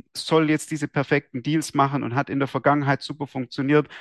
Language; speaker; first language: German; native; German